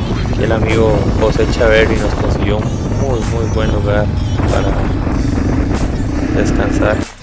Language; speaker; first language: Spanish; native; Spanish